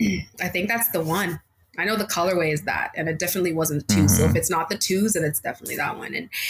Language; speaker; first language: English; native; English